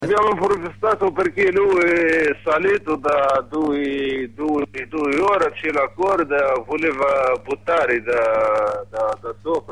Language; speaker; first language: Italian; non-native, learner; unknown